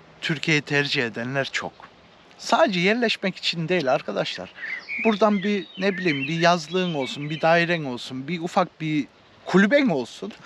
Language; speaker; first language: Turkish; early bilingual, heritage; Turkish